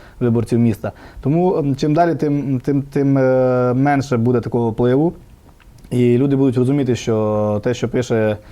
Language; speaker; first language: Ukrainian; native; Ukrainian